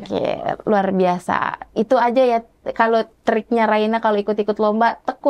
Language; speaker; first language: Indonesian; native; Indonesian